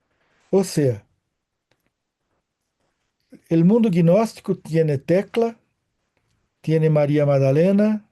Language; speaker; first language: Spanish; non-native, fluent; Portuguese